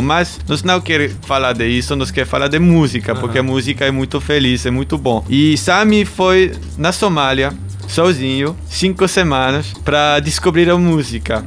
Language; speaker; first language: Portuguese; non-native, learner; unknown